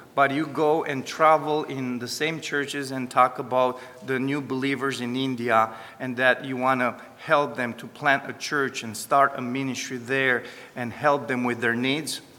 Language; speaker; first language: English; non-native, fluent; Romanian